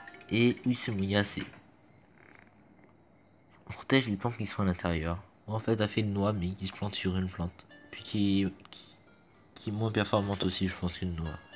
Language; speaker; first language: French; native; French